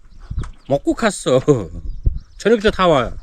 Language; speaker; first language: Korean; non-native, learner; Mongolian